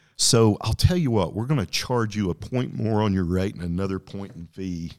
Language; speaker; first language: English; native; English